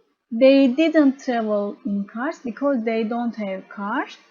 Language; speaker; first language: English; non-native, fluent; Turkish